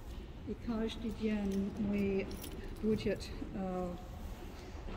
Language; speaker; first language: Russian; non-native, learner; English